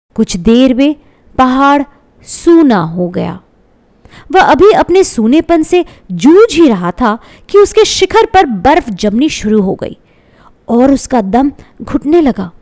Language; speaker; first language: Hindi; non-native, local second language; Bangla